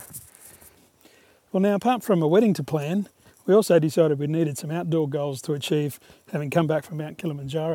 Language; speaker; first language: English; native; English